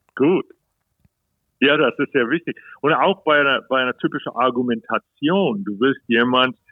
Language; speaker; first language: German; non-native, fluent; English